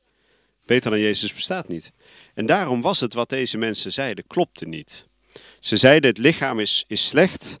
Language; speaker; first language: Dutch; native; Dutch